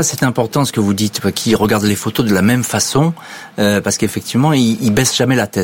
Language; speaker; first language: French; native; French